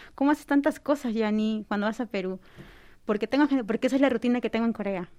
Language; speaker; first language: Spanish; native; Spanish